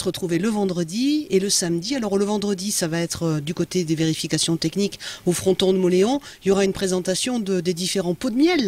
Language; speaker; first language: French; native; French